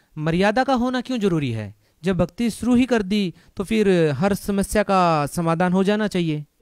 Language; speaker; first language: Hindi; native; Hindi